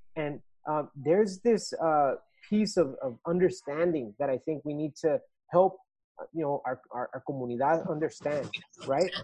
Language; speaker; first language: English; early bilingual, other home language; Spanish